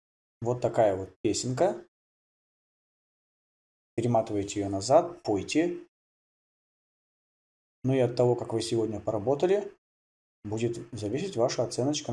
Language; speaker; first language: Russian; native; Russian